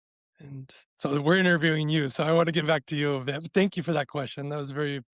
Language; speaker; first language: English; native; English